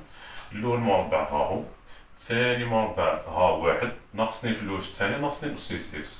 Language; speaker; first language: Arabic; native; Arabic